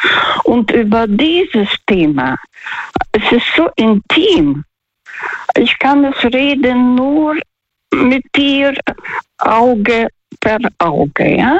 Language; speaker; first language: German; non-native, fluent; Russian